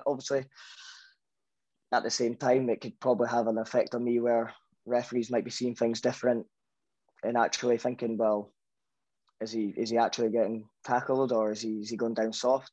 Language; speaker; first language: English; native; English